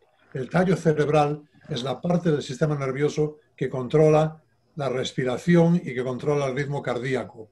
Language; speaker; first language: Spanish; native; Spanish